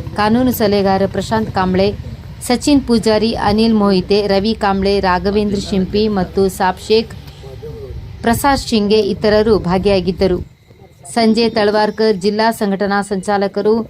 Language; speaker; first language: Kannada; native; Kannada